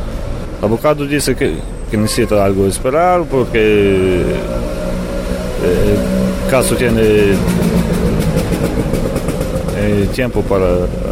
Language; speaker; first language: Spanish; non-native, learner; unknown